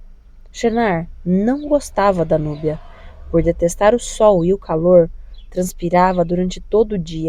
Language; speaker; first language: Portuguese; native; Portuguese